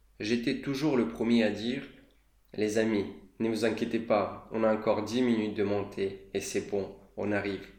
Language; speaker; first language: French; non-native, fluent; Romanian